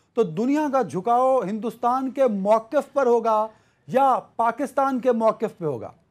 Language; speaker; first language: Urdu; native; Urdu